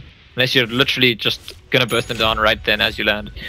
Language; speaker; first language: English; native; English